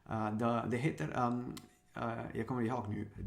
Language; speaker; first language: Swedish; non-native, learner; Sinhala